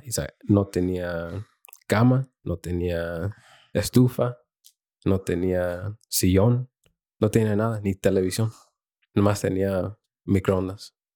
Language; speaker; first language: Spanish; early bilingual, heritage; Spanish